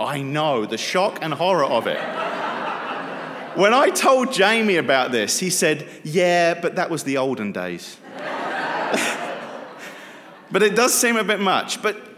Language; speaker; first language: English; native; English